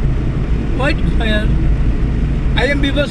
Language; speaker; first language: English; non-native, learner; Bangla